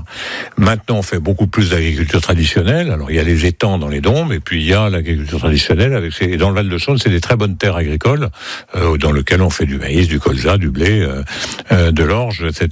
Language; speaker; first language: French; native; French